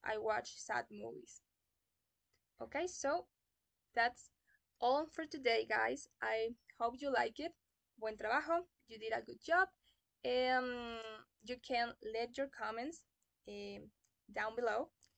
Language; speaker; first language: English; non-native, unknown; Spanish